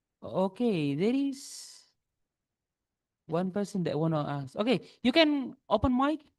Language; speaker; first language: English; non-native, local second language; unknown